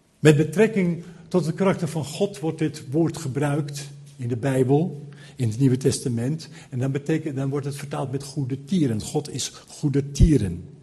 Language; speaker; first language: Dutch; native; Dutch